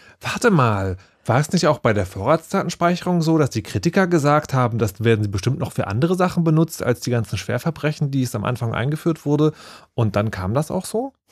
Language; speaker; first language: German; native; German